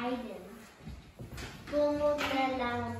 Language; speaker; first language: Spanish; non-native, learner; English